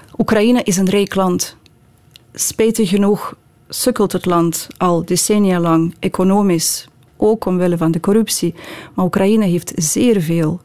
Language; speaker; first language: Dutch; non-native, fluent; Ukrainian